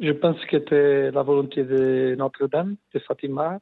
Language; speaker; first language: French; non-native, learner; Portuguese